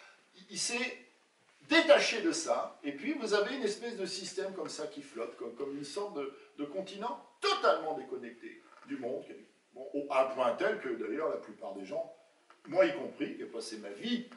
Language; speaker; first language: French; native; French